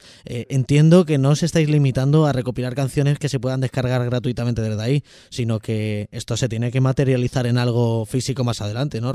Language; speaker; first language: Spanish; native; Spanish